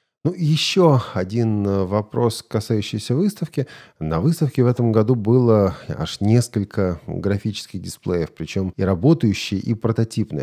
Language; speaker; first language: Russian; native; Russian